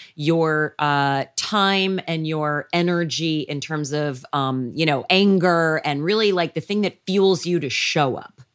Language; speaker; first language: English; native; English